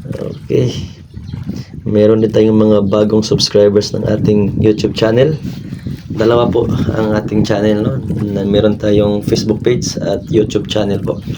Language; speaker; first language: Filipino; non-native, local second language; Cebuano